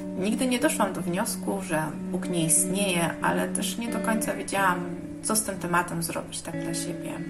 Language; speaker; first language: Polish; early bilingual, heritage; Polish